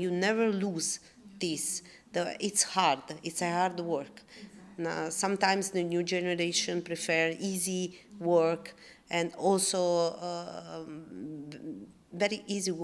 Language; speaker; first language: English; non-native, learner; Italian